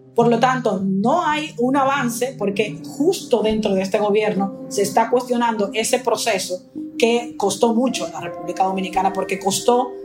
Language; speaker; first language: Spanish; native; Spanish